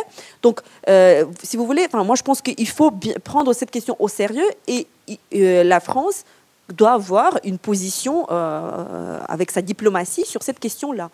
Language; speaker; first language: French; non-native, fluent; Ukrainian